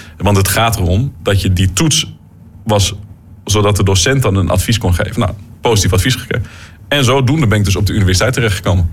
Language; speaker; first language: Dutch; native; Dutch